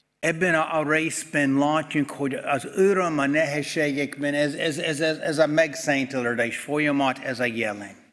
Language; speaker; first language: Hungarian; non-native, fluent; English